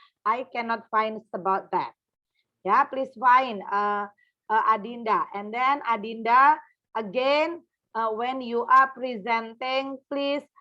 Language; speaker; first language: English; non-native, fluent; Indonesian